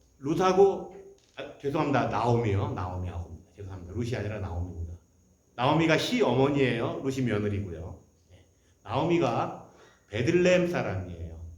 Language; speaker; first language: Korean; native; Korean